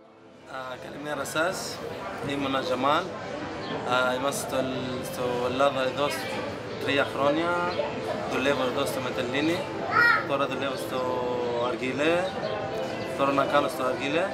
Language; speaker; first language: Greek; non-native, learner; Arabic